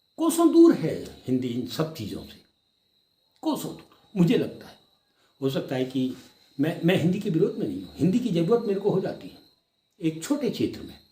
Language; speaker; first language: Hindi; non-native, local second language; Garhwali